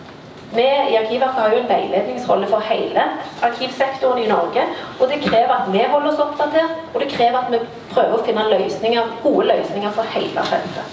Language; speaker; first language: Norwegian; native; Norwegian